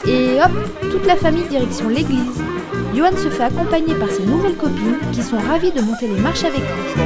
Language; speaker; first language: French; native; French